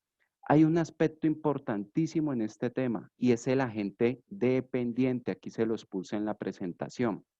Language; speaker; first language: Spanish; native; Spanish